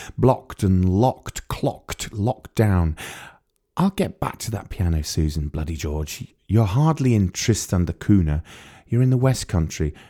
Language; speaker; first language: English; native; English